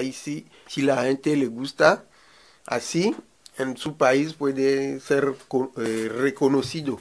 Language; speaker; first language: Spanish; non-native, learner; Ewe